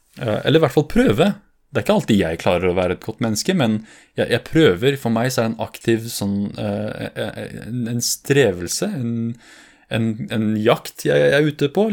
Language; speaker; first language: Norwegian; early bilingual, other home language; Kurdish